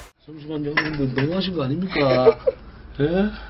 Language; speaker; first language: Korean; native; Korean